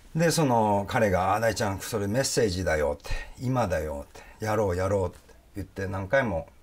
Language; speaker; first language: Japanese; early bilingual, heritage; Danish